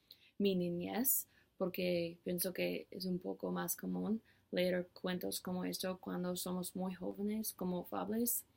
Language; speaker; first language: Spanish; non-native, learner; English